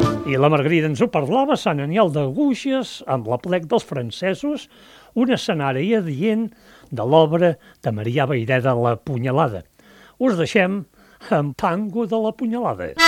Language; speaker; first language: Catalan; native; Catalan